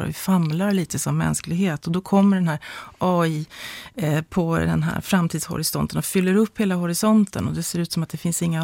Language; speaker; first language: Swedish; native; Swedish